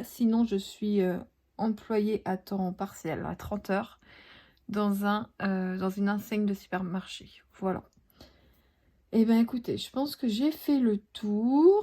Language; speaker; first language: French; native; French